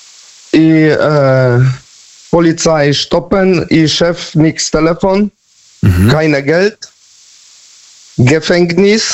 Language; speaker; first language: German; non-native, learner; Polish